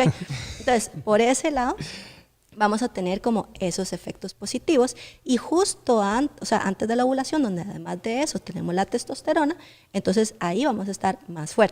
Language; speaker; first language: Spanish; native; Spanish